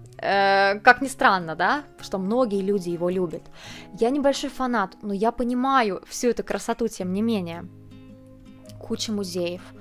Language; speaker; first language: Russian; early bilingual, heritage; Russian